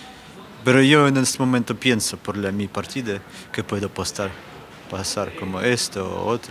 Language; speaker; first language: Spanish; non-native, learner; Ukrainian